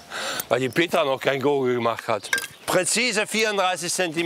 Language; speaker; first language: German; native; German